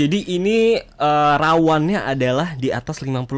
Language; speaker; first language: Indonesian; native; Indonesian